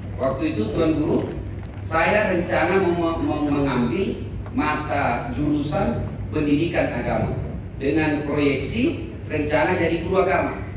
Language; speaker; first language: Indonesian; non-native, local second language; Buginese